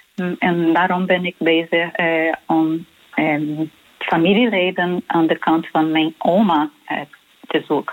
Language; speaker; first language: Dutch; non-native, learner; Portuguese